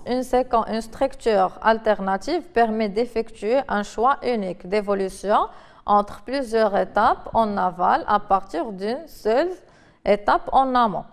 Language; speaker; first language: French; non-native, local second language; Arabic